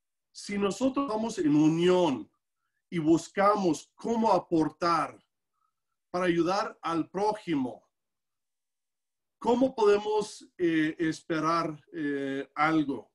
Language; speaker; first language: Spanish; non-native, local second language; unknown